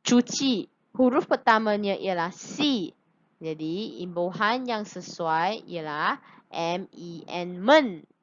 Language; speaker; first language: Malay; non-native, local second language; Chinese